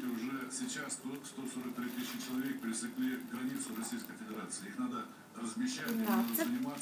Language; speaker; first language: Russian; native; Russian